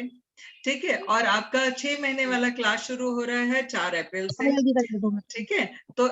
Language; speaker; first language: Hindi; native; Hindi